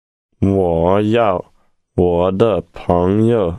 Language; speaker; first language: Chinese; non-native, learner; English